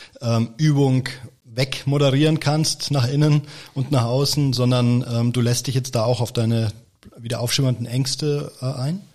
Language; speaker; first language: German; native; German